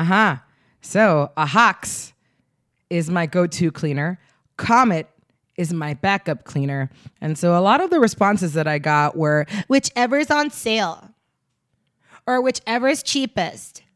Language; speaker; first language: English; early bilingual, other home language; Spanish